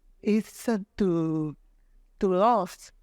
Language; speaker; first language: English; non-native, learner; Spanish